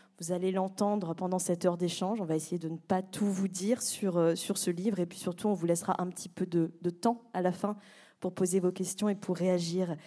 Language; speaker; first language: French; native; French